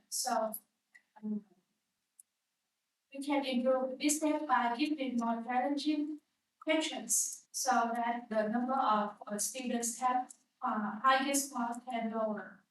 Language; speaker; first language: English; non-native, learner; Vietnamese